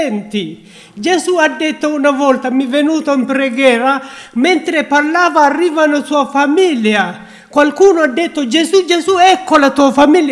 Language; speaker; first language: Italian; non-native, learner; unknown